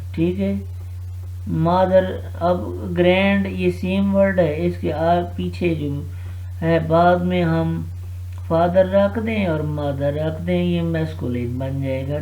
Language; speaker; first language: Urdu; non-native, local second language; Punjabi